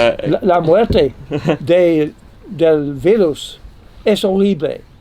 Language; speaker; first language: Spanish; non-native, learner; English